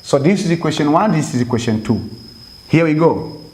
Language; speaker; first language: English; non-native, local second language; Swahili